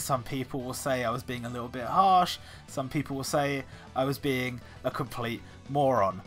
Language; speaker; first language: English; native; English